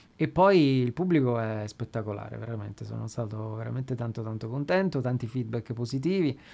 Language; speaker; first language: Italian; native; Italian